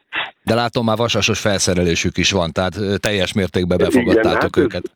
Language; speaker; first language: Hungarian; native; Hungarian